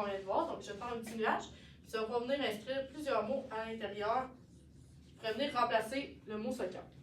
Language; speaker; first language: French; native; French